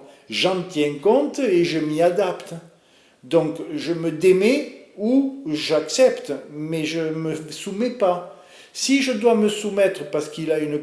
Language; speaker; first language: French; native; French